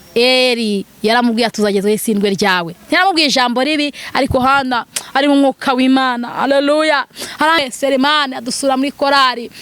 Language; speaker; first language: Kinyarwanda; native; Kinyarwanda